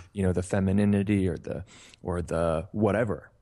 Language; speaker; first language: English; native; English